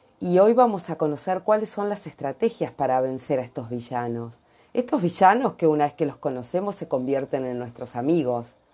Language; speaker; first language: Spanish; native; Spanish